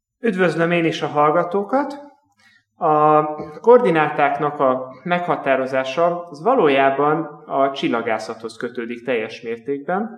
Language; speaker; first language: Hungarian; native; Hungarian